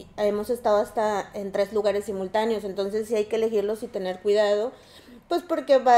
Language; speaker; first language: Spanish; native; Spanish